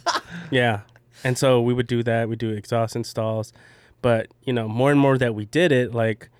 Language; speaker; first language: English; early bilingual, other home language; Filipino